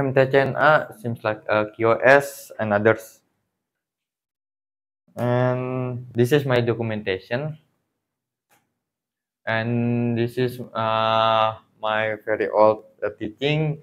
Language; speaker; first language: English; non-native, learner; Indonesian